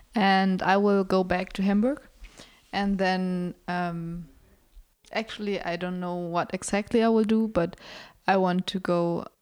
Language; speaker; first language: English; non-native, fluent; German